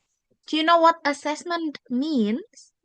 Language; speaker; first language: English; non-native, fluent; Indonesian